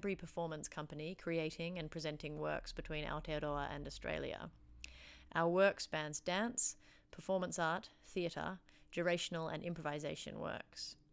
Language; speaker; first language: English; native; English